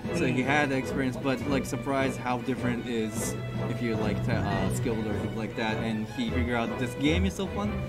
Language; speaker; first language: English; non-native, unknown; Japanese